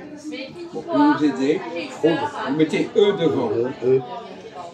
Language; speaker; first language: French; native; French